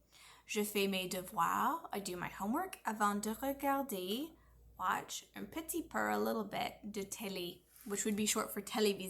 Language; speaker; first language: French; non-native, fluent; English